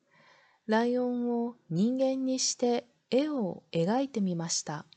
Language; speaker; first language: Japanese; non-native, learner; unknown